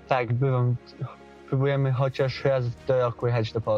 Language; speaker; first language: Polish; early bilingual, heritage; Polish